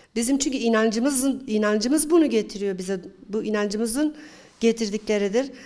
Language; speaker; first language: Turkish; non-native, local second language; Zaza